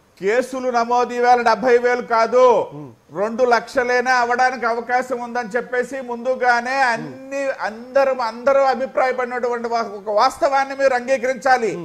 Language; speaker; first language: Telugu; native; Telugu